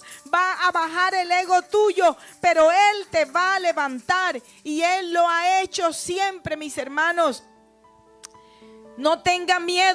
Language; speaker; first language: Spanish; native; Spanish